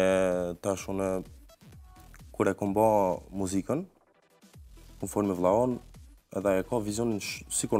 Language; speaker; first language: Albanian; early bilingual, heritage; Albanian